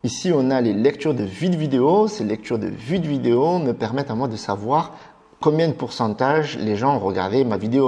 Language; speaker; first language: French; native; French